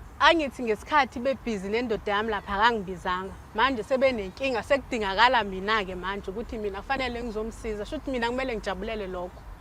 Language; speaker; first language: Zulu; native; Zulu